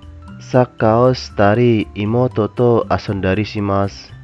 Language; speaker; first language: Japanese; non-native, fluent; Indonesian